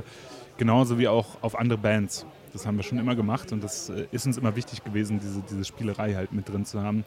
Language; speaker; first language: German; native; German